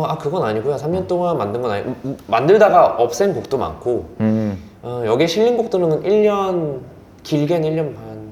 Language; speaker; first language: Korean; early bilingual, heritage; Korean